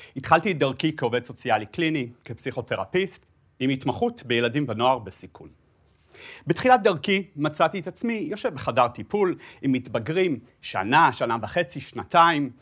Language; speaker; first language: Hebrew; native; Hebrew